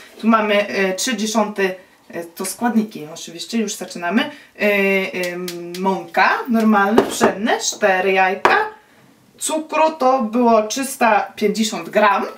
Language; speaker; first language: Polish; non-native, learner; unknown